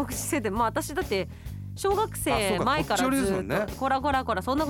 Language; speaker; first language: Japanese; native; Japanese